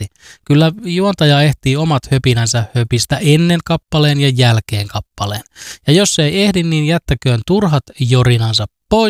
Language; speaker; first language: Finnish; native; Finnish